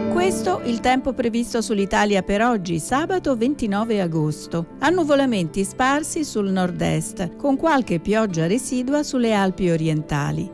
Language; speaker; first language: Italian; native; Italian